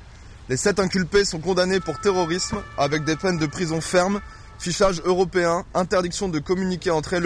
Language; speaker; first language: French; native; French